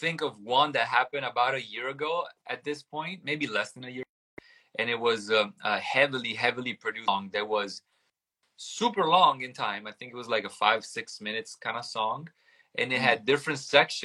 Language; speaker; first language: English; non-native, fluent; Italian